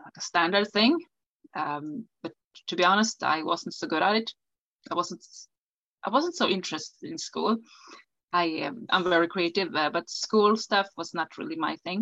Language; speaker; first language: English; non-native, fluent; Swedish